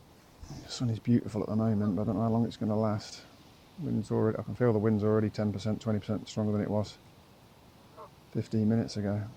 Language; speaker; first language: English; native; English